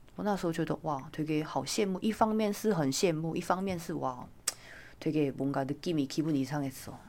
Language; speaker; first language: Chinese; non-native, fluent; Korean